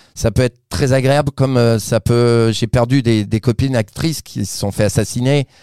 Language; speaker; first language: French; native; French